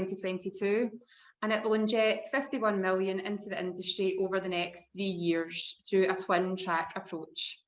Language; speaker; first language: English; native; English